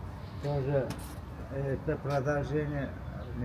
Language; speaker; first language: Russian; non-native, learner; Uzbek